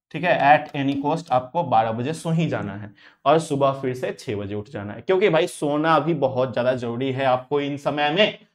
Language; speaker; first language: Hindi; native; Hindi